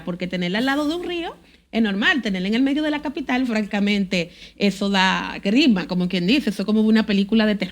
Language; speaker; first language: Spanish; native; Spanish